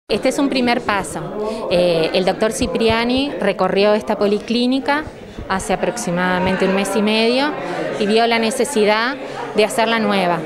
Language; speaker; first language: Spanish; native; Spanish